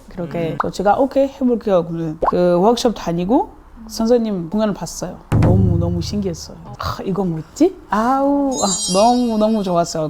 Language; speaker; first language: Korean; non-native, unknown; French